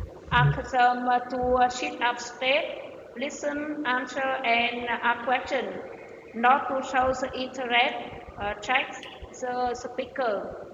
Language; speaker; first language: English; non-native, learner; Vietnamese